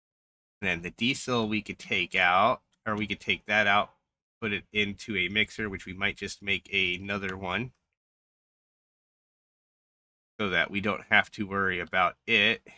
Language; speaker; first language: English; native; English